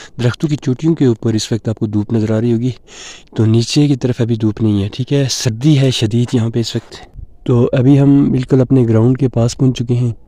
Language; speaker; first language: Urdu; non-native, local second language; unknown